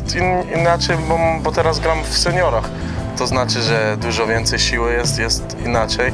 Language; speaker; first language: Polish; early bilingual, heritage; Polish